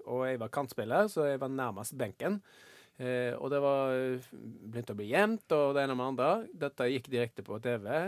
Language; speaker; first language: Norwegian; native; Norwegian